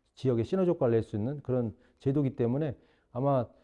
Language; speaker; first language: Korean; native; Korean